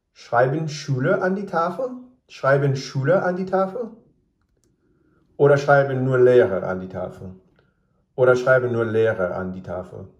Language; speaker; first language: German; non-native, fluent; English